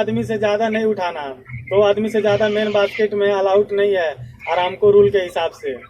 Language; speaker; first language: Hindi; native; Hindi